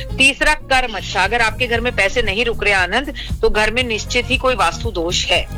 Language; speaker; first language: Hindi; native; Hindi